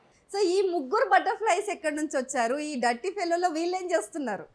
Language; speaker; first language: Telugu; native; Telugu